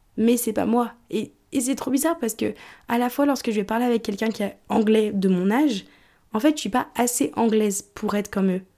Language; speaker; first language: French; early bilingual, other home language; English